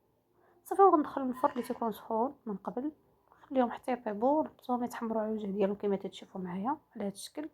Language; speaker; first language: Arabic; native; Arabic